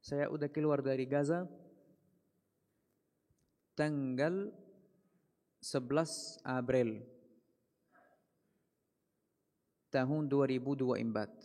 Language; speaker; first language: Indonesian; non-native, fluent; Arabic